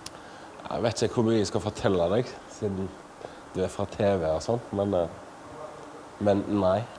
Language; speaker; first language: Norwegian; native; Norwegian